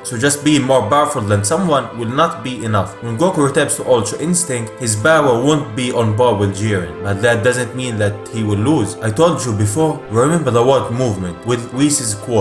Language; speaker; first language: English; non-native, fluent; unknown